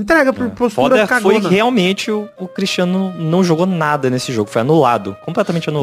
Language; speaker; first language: Portuguese; native; Portuguese